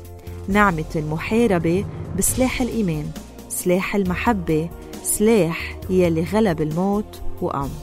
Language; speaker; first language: Arabic; native; Arabic